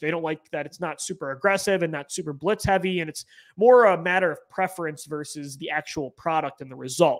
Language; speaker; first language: English; native; English